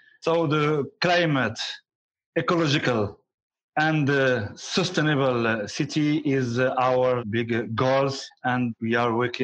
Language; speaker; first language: English; non-native, learner; Arabic